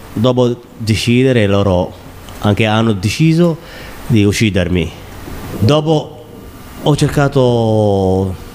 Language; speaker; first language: Italian; non-native, learner; Somali